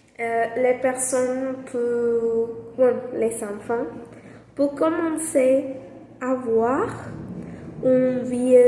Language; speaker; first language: French; non-native, learner; Spanish